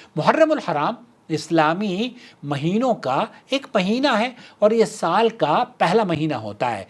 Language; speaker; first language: Urdu; native; Urdu